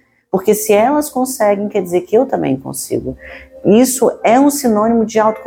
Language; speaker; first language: Portuguese; native; Portuguese